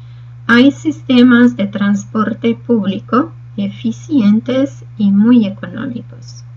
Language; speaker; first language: Spanish; non-native, fluent; Portuguese